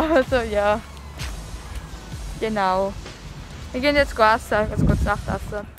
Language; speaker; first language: German; native; German